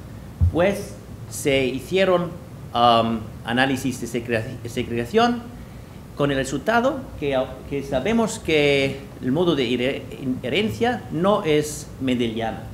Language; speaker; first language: Spanish; non-native, fluent; German